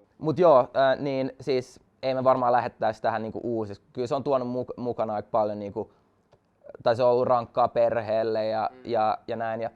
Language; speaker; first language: Finnish; non-native, local second language; Swedish